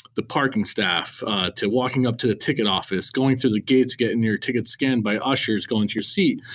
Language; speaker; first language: English; native; English